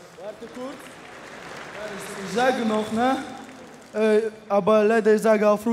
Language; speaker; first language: German; non-native, learner; Russian